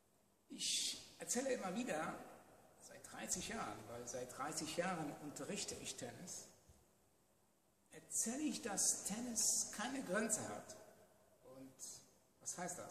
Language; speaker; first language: German; non-native, fluent; Polish